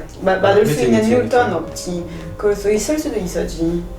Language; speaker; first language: Korean; non-native, learner; French